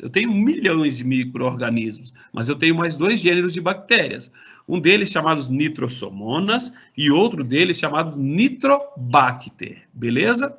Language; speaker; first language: Portuguese; native; Portuguese